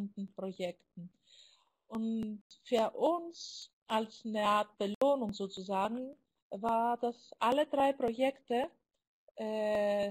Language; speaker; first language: German; non-native, fluent; Greek